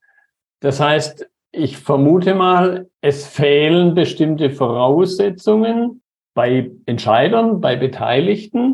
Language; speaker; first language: German; native; German